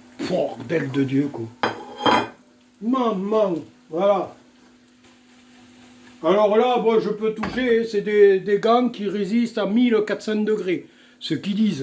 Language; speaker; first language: French; native; French